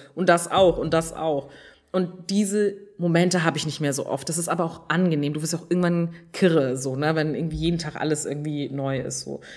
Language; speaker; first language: German; early bilingual, other home language; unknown